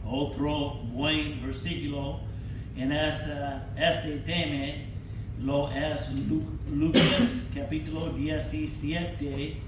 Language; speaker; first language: Spanish; non-native, fluent; English